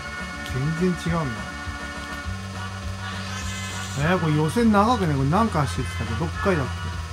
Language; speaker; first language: Japanese; native; Japanese